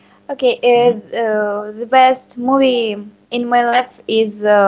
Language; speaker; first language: English; non-native, learner; Russian